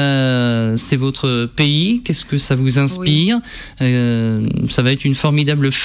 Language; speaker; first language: French; native; French